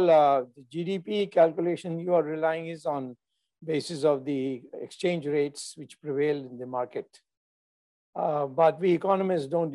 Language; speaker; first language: English; non-native, local second language; Tamil